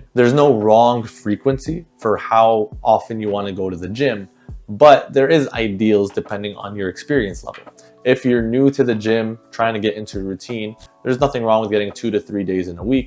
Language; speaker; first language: English; native; English